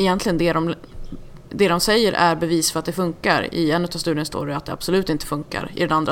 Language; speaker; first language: Swedish; native; Swedish